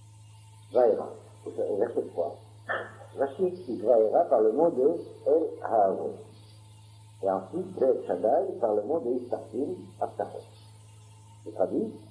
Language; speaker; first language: French; native; French